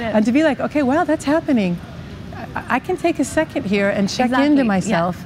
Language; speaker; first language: English; native; English